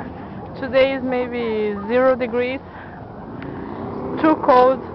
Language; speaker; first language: English; non-native, learner; Portuguese